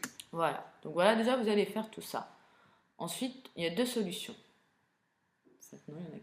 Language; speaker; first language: French; native; French